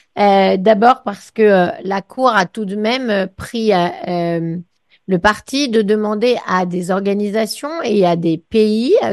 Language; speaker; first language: French; native; French